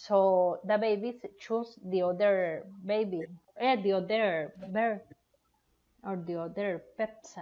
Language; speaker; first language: English; non-native, learner; Spanish